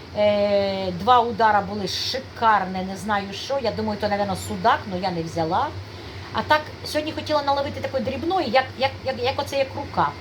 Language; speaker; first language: Ukrainian; native; Ukrainian